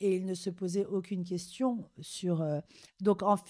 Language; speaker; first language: French; native; French